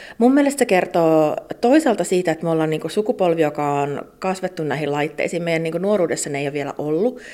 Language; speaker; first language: Finnish; native; Finnish